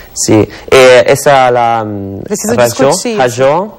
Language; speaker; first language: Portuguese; non-native, learner; Italian